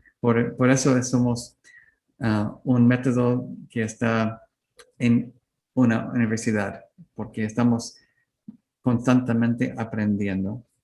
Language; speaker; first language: Spanish; non-native, learner; English